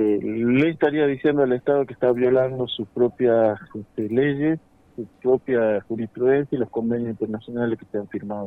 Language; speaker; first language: Spanish; native; Spanish